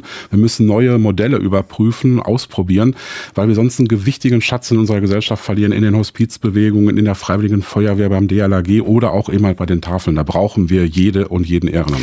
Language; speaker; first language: German; native; German